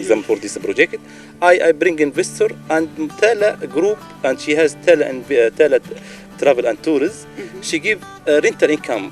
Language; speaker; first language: English; non-native, learner; Arabic